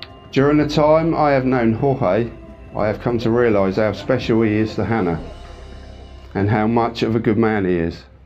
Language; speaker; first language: English; native; English